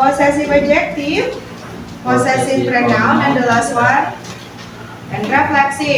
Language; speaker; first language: English; non-native, fluent; Indonesian